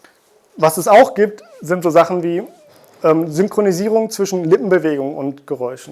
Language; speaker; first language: German; native; German